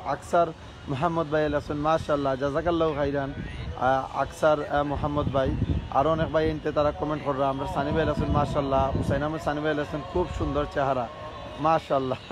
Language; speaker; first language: Bangla; native; Bangla